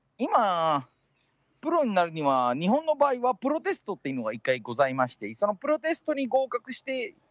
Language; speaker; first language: Japanese; early bilingual, heritage; Japanese